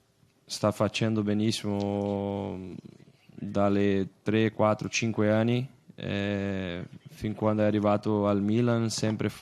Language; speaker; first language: Italian; non-native, fluent; Portuguese